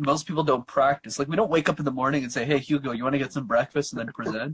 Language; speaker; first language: English; native; English